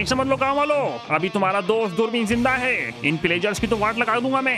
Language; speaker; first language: Hindi; native; Hindi